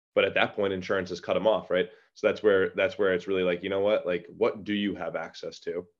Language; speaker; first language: English; native; English